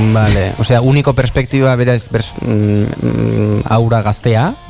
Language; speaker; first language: Basque; native; Basque